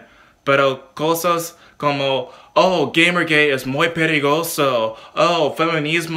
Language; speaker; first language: Spanish; non-native, learner; English